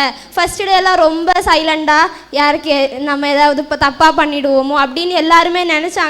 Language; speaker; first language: Tamil; non-native, local second language; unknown